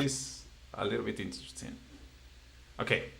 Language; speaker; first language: English; non-native, fluent; Spanish